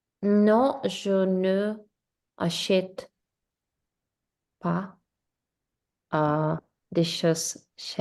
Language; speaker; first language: French; non-native, learner; Spanish